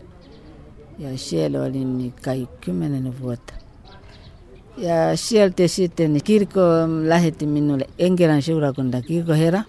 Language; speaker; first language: Finnish; non-native, fluent; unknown